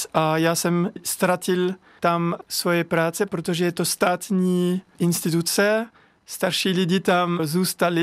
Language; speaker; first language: Czech; non-native, learner; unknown